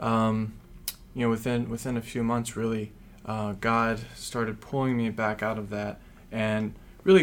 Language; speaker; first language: English; native; English